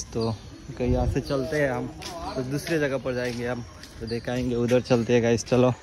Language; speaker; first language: Hindi; non-native, local second language; Bangla